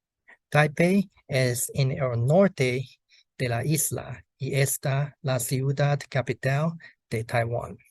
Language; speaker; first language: Spanish; non-native, learner; Chinese